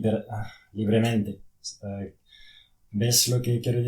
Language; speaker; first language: Spanish; non-native, fluent; French